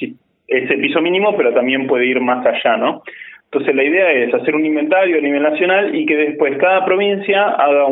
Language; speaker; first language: Spanish; native; Spanish